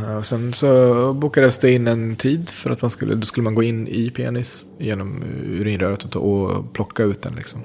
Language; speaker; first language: Swedish; early bilingual, other home language; Central Kurdish